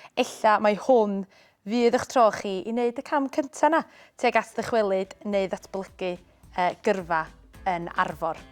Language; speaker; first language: Welsh; native; Welsh